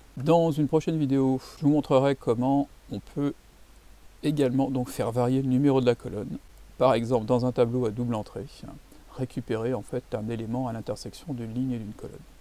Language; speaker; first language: French; native; French